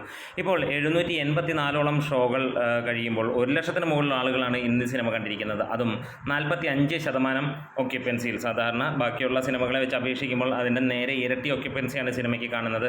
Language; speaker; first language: Malayalam; native; Malayalam